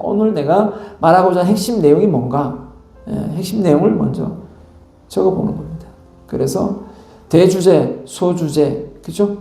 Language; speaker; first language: Korean; native; Korean